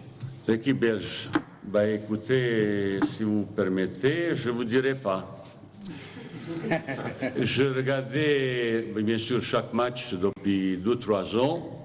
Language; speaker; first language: French; non-native, fluent; Bosnian